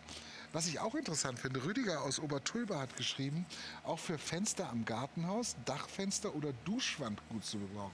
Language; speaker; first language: German; native; German